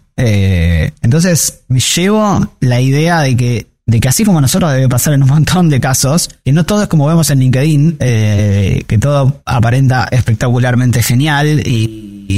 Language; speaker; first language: Spanish; native; Spanish